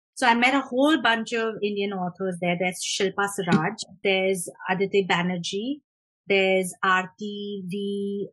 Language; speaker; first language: English; non-native, local second language; Hindi